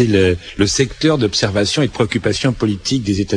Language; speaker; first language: French; native; French